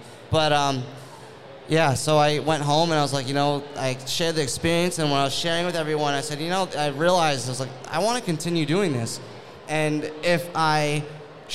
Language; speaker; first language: English; native; English